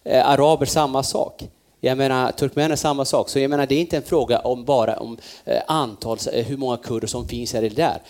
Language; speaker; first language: Swedish; non-native, fluent; Kurdish